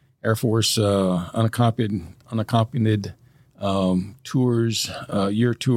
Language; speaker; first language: English; native; English